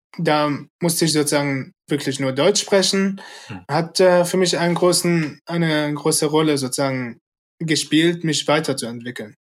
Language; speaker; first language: German; early bilingual, other home language; Arabic